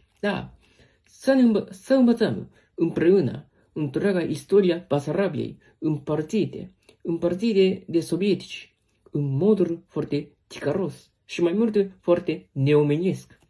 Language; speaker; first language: Romanian; non-native, learner; Japanese